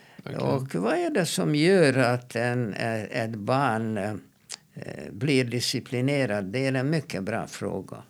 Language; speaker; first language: Swedish; non-native, fluent; Hungarian